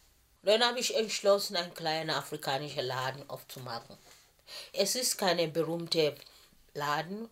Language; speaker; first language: German; non-native, fluent; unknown